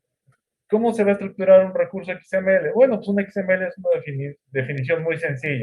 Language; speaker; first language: Spanish; native; Spanish